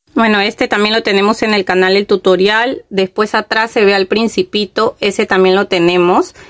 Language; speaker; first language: Spanish; native; Spanish